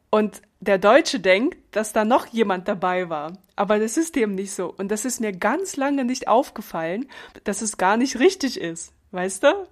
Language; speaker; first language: German; early bilingual, other home language; Russian